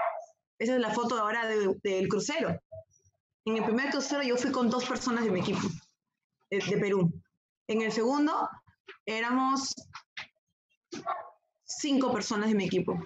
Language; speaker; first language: Spanish; native; Spanish